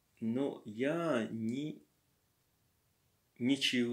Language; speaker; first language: Russian; non-native, learner; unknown